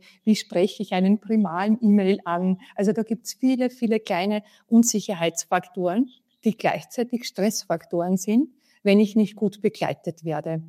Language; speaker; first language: German; native; German